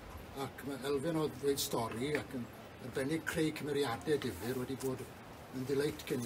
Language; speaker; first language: Welsh; native; Welsh